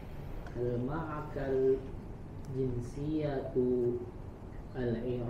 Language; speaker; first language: Arabic; non-native, learner; Indonesian